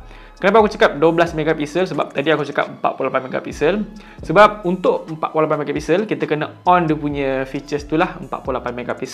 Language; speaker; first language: Malay; native; Malay